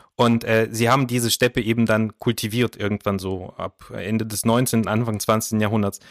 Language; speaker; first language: German; early bilingual, other home language; Russian